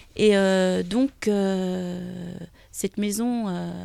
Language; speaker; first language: French; native; French